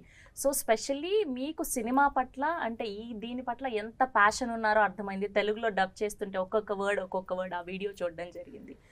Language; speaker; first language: Telugu; native; Telugu